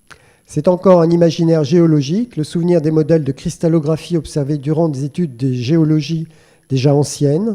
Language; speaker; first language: French; native; French